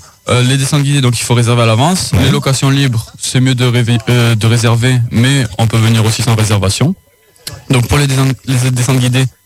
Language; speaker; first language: French; native; French